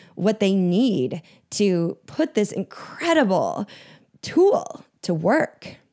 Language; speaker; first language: English; native; English